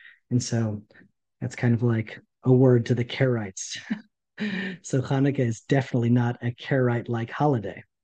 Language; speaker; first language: English; native; English